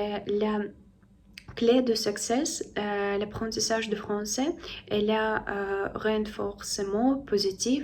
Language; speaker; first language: French; non-native, learner; Russian